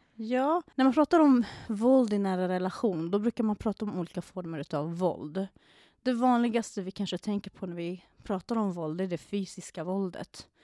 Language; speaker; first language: Swedish; non-native, fluent; Arabic